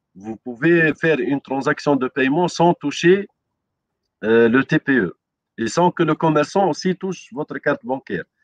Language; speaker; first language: French; non-native, local second language; Arabic